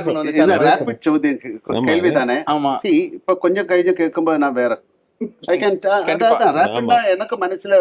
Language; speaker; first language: Tamil; non-native, learner; Malayalam